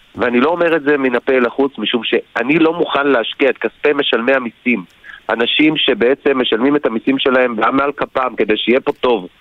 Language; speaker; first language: Hebrew; native; Hebrew